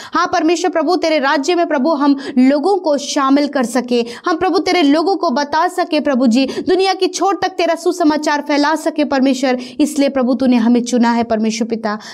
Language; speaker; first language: Hindi; native; Hindi